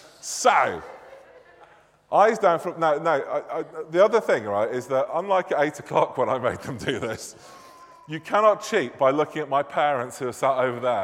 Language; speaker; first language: English; native; English